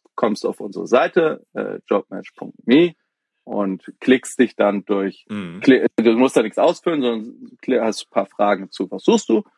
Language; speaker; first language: German; native; German